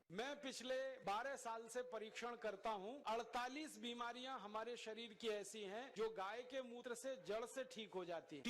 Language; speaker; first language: Hindi; native; Hindi